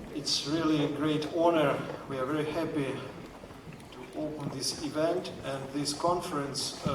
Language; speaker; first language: English; non-native, fluent; Ukrainian